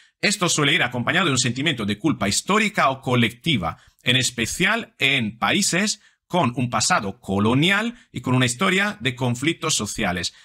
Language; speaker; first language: Spanish; non-native, fluent; Italian